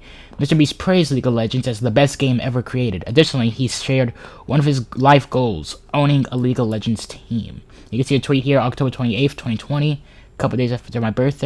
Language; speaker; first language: English; native; English